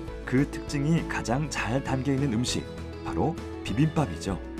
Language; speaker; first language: Korean; native; Korean